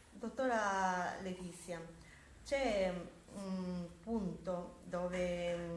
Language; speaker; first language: Italian; non-native, fluent; Spanish